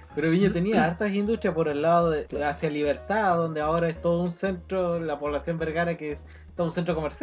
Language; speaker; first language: Spanish; native; Spanish